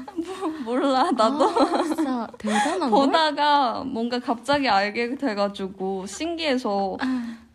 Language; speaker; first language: Korean; non-native, fluent; Cantonese